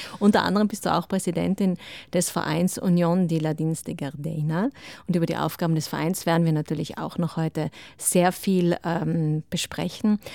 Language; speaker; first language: German; native; German